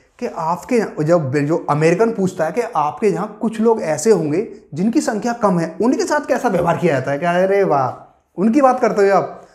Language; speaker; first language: Hindi; native; Hindi